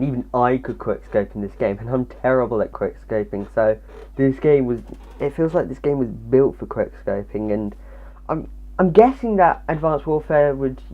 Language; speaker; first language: English; native; English